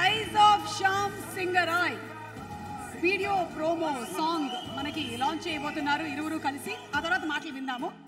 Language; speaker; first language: Telugu; native; Telugu